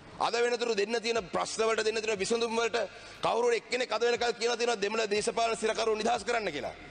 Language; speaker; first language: Sinhala; non-native, local second language; Tamil